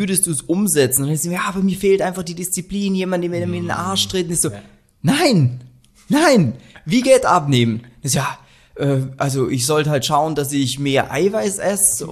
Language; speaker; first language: German; native; German